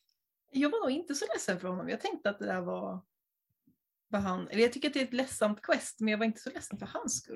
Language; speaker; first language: Swedish; native; Swedish